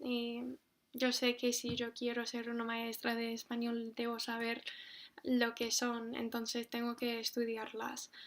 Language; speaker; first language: Spanish; non-native, fluent; English